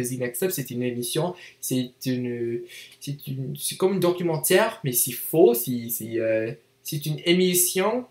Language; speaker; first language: French; non-native, learner; English